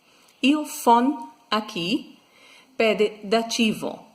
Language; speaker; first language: Portuguese; non-native, fluent; German